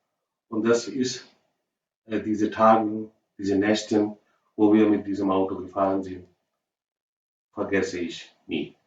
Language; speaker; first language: German; non-native, learner; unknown